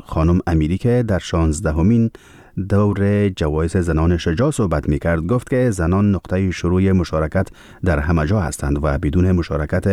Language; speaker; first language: Persian; native; Persian